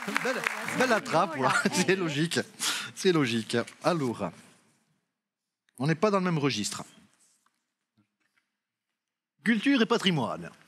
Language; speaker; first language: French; native; French